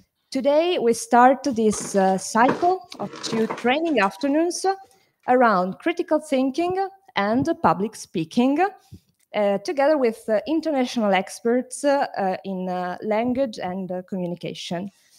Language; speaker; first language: English; non-native, fluent; Italian